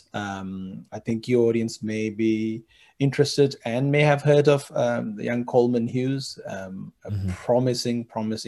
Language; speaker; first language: English; non-native, local second language; Sinhala